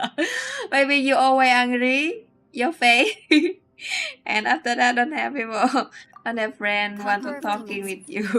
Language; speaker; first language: English; non-native, learner; Vietnamese